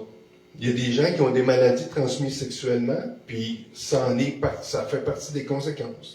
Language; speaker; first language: French; native; French